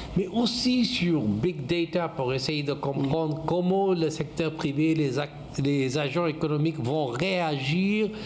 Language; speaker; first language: French; non-native, fluent; English